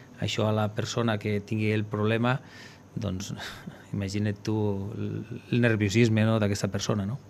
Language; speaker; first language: Catalan; native; Catalan